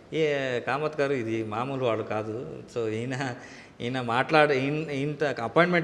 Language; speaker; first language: Telugu; non-native, local second language; Kannada